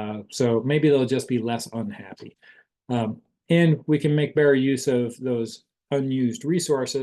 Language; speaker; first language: English; native; English